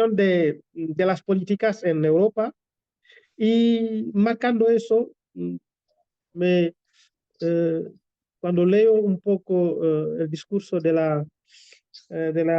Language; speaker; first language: Spanish; non-native, fluent; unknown